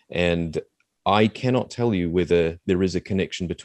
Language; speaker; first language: English; native; English